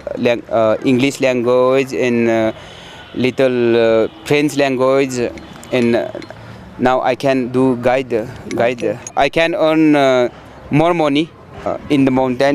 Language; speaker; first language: English; non-native, learner; Nepali